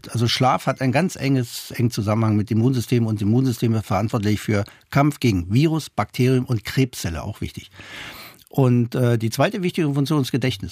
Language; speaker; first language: German; non-native, fluent; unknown